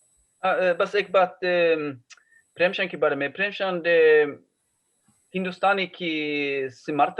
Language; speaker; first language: Hindi; non-native, learner; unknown